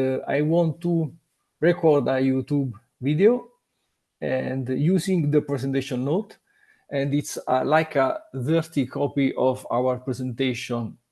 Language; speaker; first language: English; non-native, learner; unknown